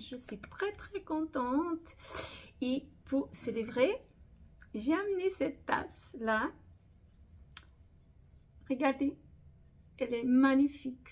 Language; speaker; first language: French; non-native, fluent; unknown